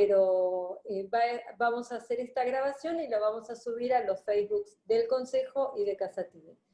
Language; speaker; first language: Spanish; native; Spanish